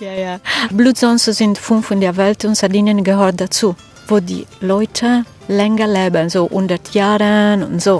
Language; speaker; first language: German; non-native, fluent; Italian